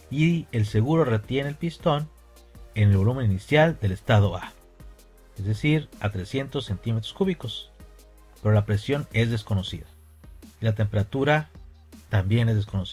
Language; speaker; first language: Spanish; native; Spanish